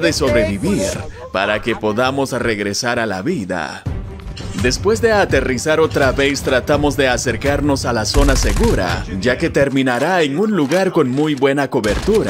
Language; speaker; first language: Spanish; native; Spanish